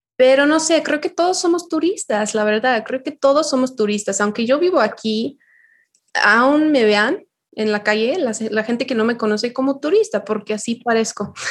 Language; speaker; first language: Spanish; non-native, fluent; English